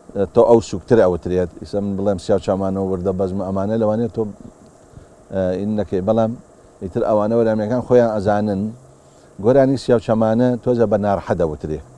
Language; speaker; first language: Central Kurdish; non-native, local second language; Gurani